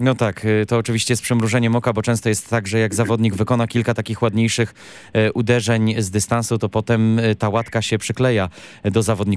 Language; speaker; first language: Polish; native; Polish